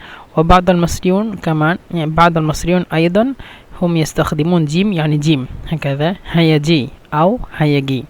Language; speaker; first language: Arabic; non-native, fluent; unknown